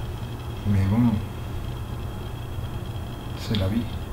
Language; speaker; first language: French; non-native, learner; Spanish